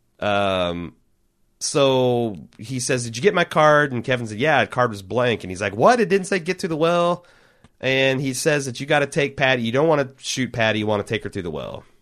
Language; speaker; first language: English; native; English